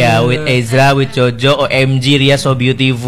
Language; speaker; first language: English; non-native, learner; Indonesian